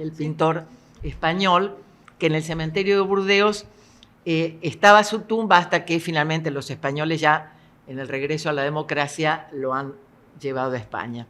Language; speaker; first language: Spanish; native; Spanish